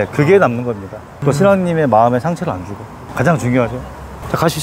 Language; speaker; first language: Korean; native; Korean